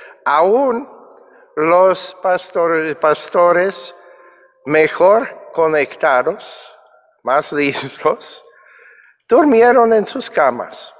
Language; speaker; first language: Spanish; non-native, fluent; English